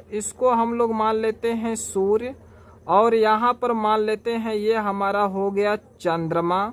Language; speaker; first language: Hindi; native; Hindi